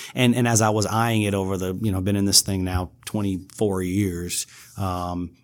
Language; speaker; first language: English; native; English